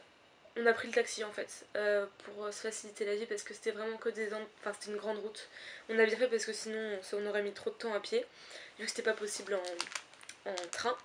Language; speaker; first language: French; native; French